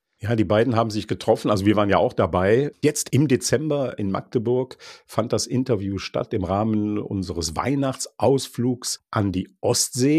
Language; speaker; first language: German; native; German